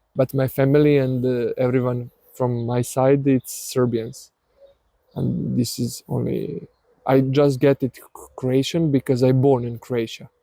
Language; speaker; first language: English; non-native, learner; Serbian